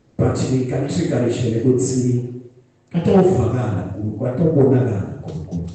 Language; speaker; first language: Zulu; non-native, local second language; Swati